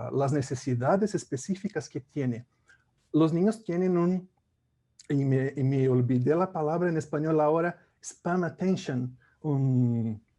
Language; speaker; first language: Spanish; non-native, fluent; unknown